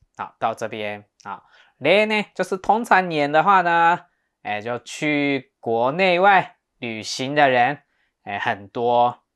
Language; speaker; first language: Chinese; non-native, fluent; Japanese